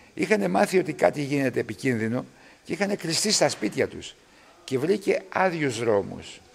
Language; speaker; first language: Greek; early bilingual, other home language; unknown